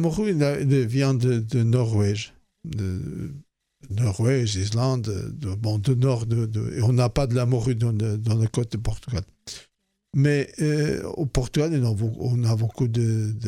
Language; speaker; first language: French; non-native, fluent; Portuguese